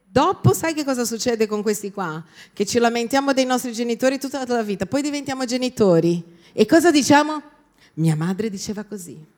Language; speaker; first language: Italian; non-native, fluent; Portuguese